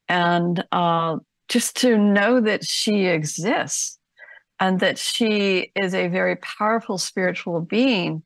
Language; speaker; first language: English; native; English